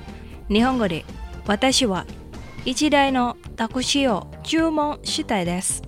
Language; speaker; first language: Japanese; non-native, fluent; Indonesian